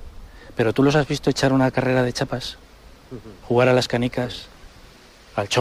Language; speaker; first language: Spanish; native; Spanish